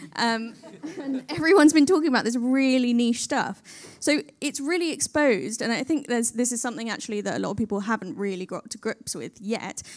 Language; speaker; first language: English; native; English